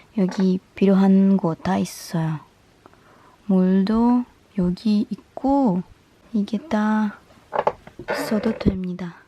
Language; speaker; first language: Korean; non-native, fluent; Russian